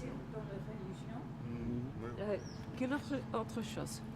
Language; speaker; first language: French; non-native, learner; English